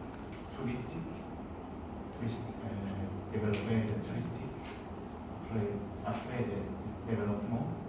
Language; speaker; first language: French; non-native, learner; Korean